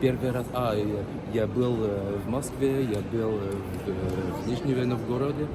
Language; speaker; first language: Russian; non-native, learner; French